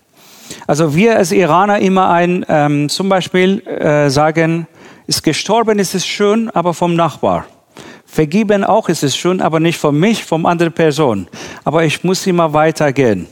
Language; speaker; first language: German; non-native, learner; Persian